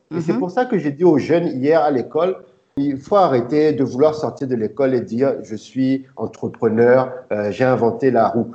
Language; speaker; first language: French; early bilingual, other home language; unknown